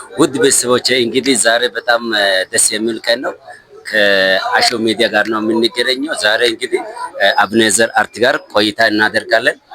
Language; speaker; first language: Amharic; non-native, local second language; Wolaytta